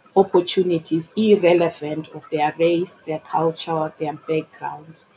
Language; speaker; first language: English; non-native, local second language; Shona